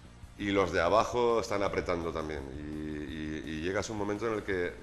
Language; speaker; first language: Spanish; native; Spanish